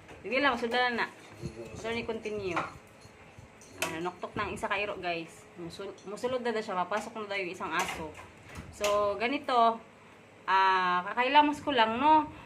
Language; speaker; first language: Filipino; non-native, local second language; Cebuano